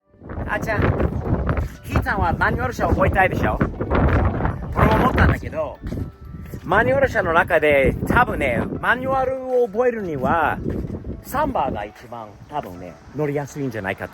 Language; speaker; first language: Japanese; non-native, fluent; English